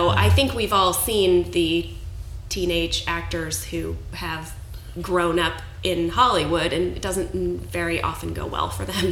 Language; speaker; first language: English; native; English